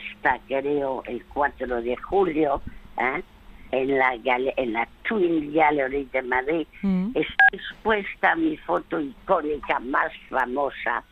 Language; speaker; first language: Spanish; early bilingual, other home language; French